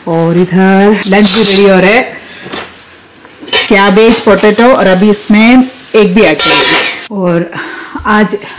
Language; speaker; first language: Hindi; non-native, local second language; Malayalam